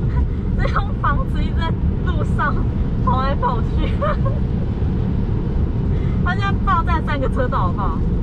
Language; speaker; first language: Chinese; native; Chinese